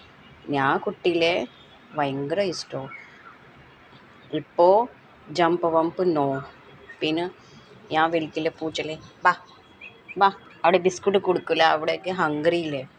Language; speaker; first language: Malayalam; non-native, learner; Hindi